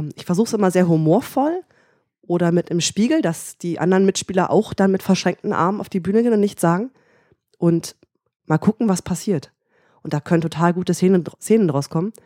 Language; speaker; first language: German; native; German